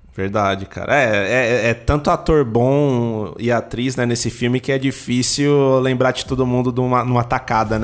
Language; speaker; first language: Portuguese; native; Portuguese